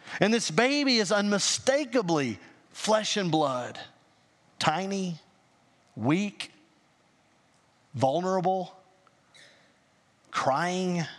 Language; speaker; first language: English; native; English